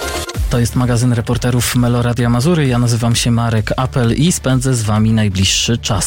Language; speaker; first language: Polish; native; Polish